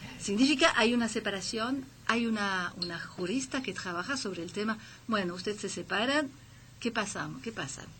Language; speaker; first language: Spanish; non-native, fluent; French